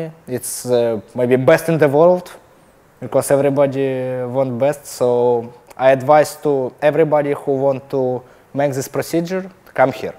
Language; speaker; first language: English; non-native, learner; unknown